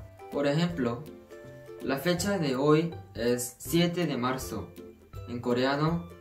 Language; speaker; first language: Spanish; non-native, fluent; Korean